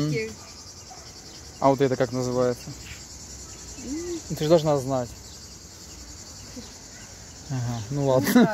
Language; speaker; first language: Russian; native; Russian